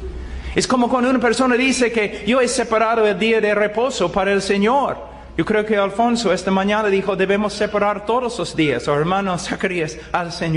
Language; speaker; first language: Spanish; non-native, fluent; English